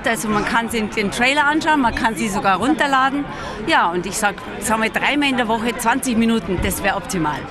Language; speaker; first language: German; native; German